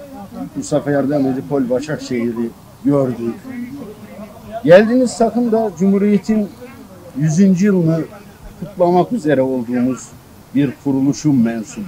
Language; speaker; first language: Turkish; native; Turkish